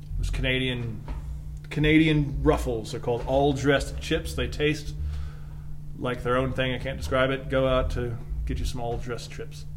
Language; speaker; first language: English; native; English